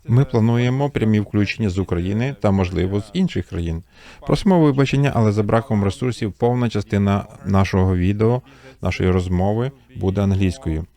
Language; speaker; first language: Ukrainian; native; Ukrainian